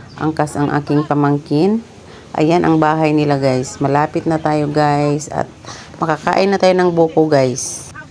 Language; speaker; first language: Filipino; non-native, local second language; Cebuano